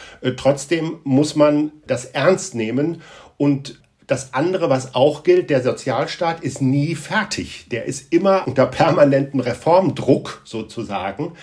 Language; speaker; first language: German; native; German